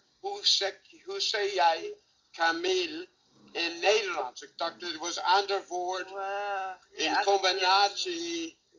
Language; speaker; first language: Dutch; non-native, learner; English